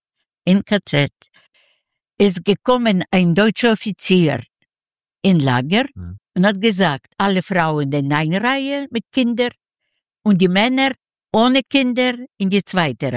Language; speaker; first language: German; non-native, learner; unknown